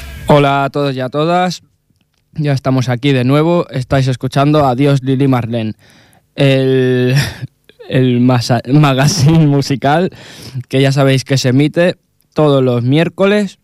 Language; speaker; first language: Spanish; native; Spanish